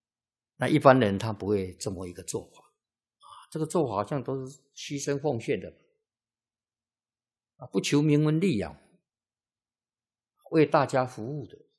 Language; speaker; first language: Chinese; native; Chinese